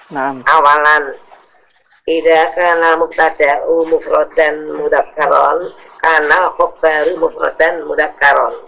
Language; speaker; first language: Arabic; non-native, learner; Indonesian